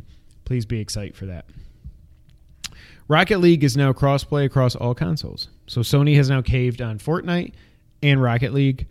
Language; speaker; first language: English; native; English